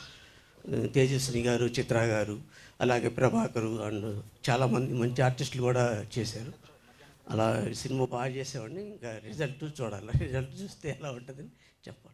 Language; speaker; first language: Telugu; native; Telugu